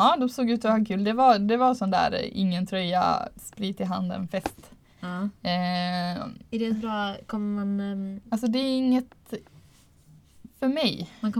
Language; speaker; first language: Swedish; native; Swedish